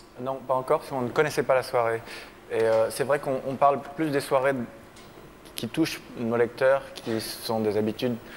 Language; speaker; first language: French; native; French